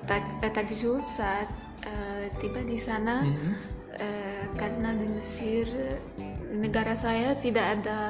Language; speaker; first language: Indonesian; non-native, learner; Arabic